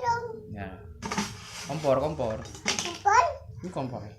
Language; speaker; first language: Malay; non-native, local second language; Javanese